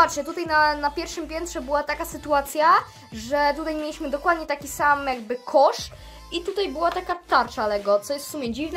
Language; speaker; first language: Polish; native; Polish